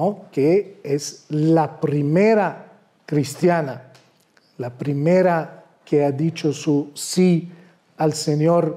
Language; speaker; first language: Spanish; non-native, fluent; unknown